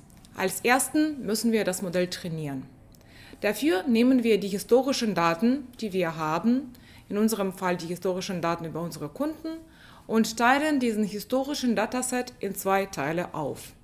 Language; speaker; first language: German; non-native, fluent; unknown